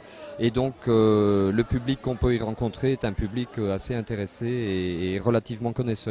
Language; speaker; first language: French; native; French